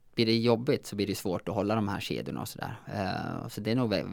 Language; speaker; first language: Swedish; native; Swedish